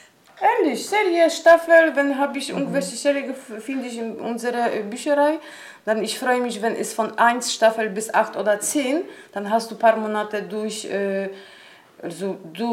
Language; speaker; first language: German; non-native, learner; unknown